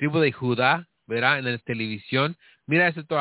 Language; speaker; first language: Spanish; early bilingual, heritage; Spanish